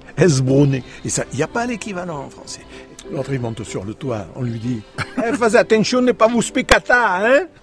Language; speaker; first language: French; native; French